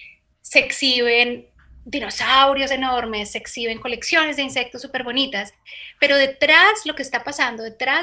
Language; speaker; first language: Spanish; native; Spanish